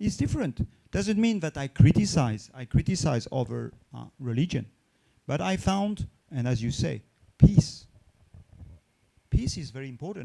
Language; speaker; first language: English; non-native, fluent; French